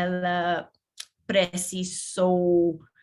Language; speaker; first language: Portuguese; non-native, learner; English